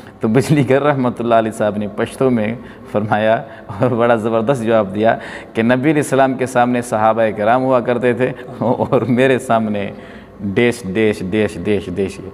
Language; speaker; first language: Urdu; non-native, local second language; Pashto